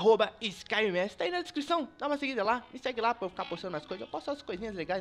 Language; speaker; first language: Portuguese; native; Portuguese